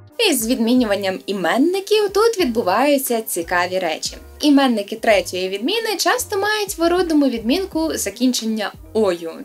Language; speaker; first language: Ukrainian; native; Ukrainian